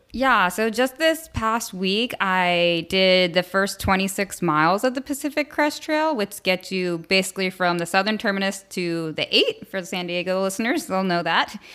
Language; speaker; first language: English; native; English